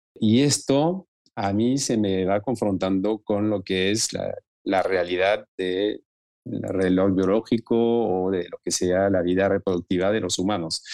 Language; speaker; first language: Spanish; non-native, fluent; French